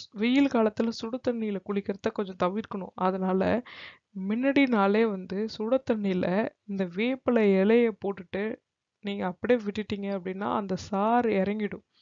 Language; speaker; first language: Tamil; native; Tamil